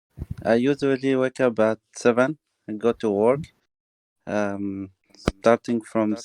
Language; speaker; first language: English; non-native, learner; Arabic